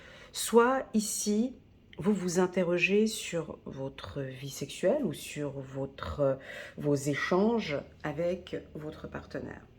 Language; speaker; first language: French; native; French